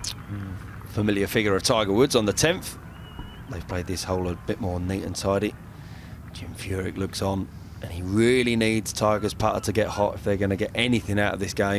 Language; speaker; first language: English; native; English